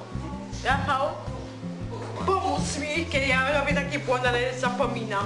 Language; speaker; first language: Polish; non-native, learner; Italian